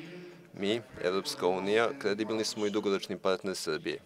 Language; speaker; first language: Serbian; non-native, fluent; Italian